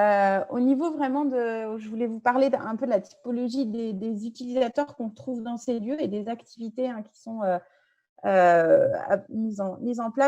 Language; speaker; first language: French; native; French